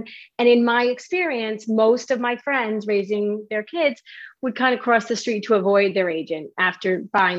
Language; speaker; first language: English; native; English